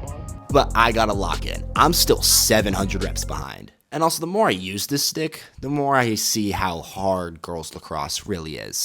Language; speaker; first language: English; native; English